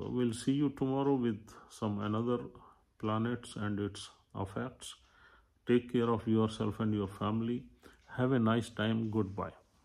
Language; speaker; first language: Hindi; native; Hindi